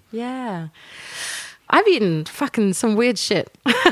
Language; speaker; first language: English; native; English